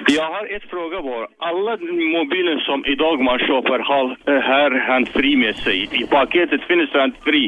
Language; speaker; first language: Swedish; non-native, learner; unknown